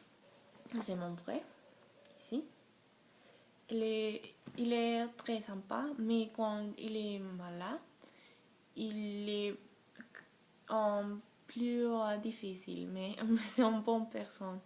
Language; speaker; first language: French; non-native, learner; Spanish